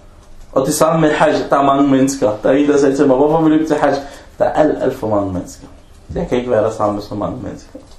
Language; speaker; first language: Danish; non-native, fluent; Arabic